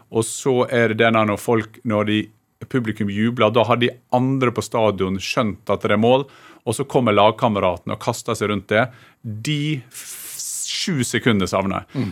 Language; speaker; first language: Norwegian; native; Norwegian